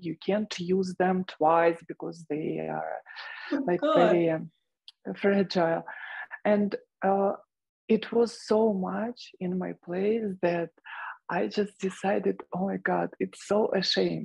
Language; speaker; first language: English; non-native, fluent; Russian